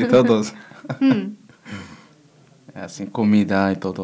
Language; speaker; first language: Spanish; non-native, learner; Berber languages